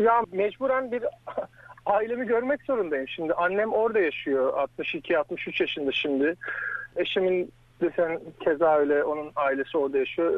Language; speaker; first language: Turkish; native; Turkish